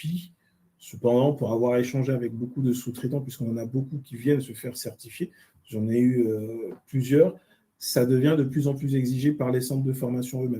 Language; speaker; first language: French; native; French